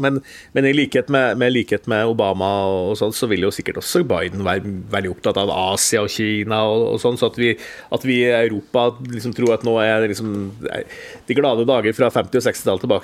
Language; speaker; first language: Norwegian; native; Norwegian